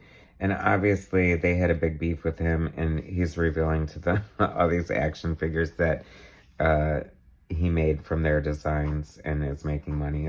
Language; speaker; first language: English; native; English